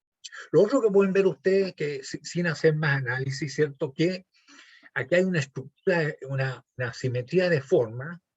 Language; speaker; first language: Spanish; native; Spanish